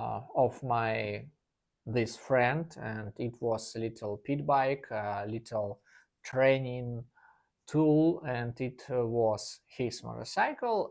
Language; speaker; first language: English; non-native, learner; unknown